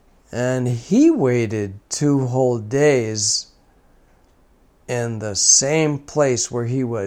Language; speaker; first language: English; native; English